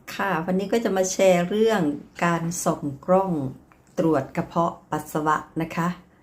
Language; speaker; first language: Thai; native; Thai